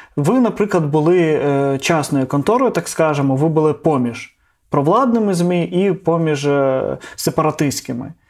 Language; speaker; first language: Ukrainian; non-native, local second language; Russian